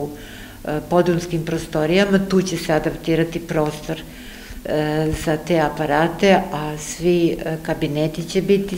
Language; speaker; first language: Serbian; native; Serbian